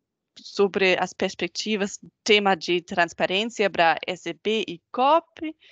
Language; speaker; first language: Portuguese; non-native, fluent; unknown